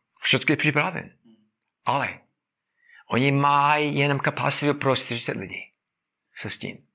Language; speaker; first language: Czech; non-native, fluent; English